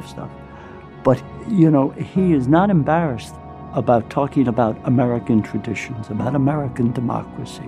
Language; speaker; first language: English; native; English